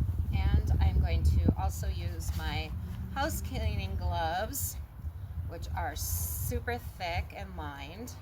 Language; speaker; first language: English; native; English